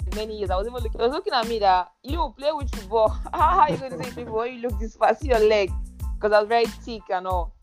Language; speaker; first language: English; non-native, local second language; Yoruba